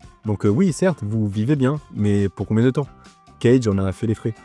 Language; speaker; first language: French; native; French